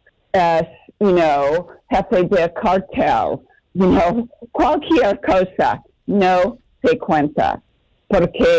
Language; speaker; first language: Spanish; non-native, learner; English